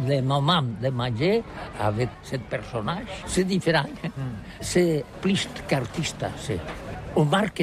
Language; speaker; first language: French; non-native, learner; Catalan